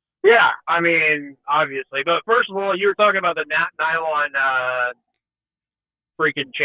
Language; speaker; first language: English; native; English